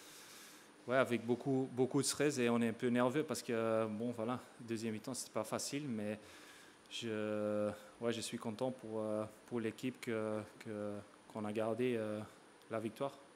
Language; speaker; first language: French; non-native, local second language; Dutch